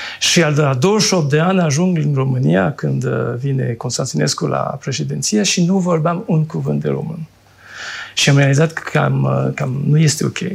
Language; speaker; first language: Romanian; non-native, fluent; French